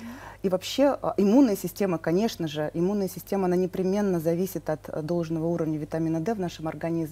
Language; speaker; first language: Russian; native; Russian